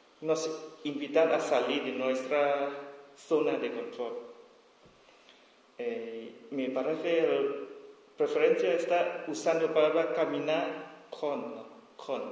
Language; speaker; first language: Spanish; non-native, learner; S'gaw Karen